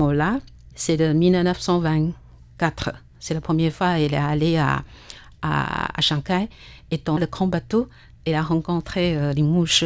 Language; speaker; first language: French; non-native, learner; Chinese